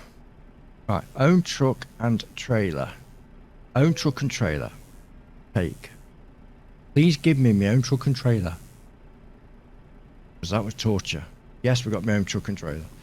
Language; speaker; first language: English; native; English